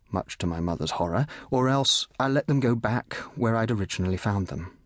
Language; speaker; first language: English; native; English